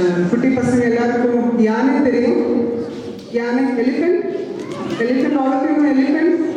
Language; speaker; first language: Tamil; non-native, local second language; Malayalam